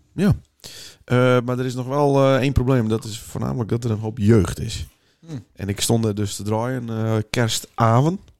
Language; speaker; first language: Dutch; native; Dutch